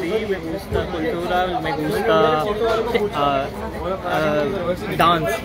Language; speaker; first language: Spanish; non-native, learner; Hindi